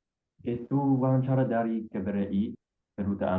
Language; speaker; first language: Indonesian; non-native, fluent; English